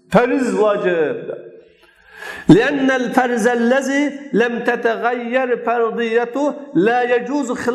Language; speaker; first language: Arabic; non-native, fluent; Uzbek